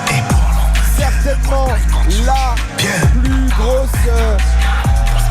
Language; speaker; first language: French; native; French